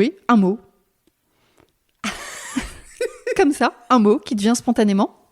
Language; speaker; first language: French; native; French